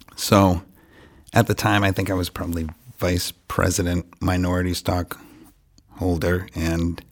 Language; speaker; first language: English; native; English